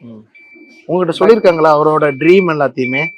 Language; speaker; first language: Tamil; native; Tamil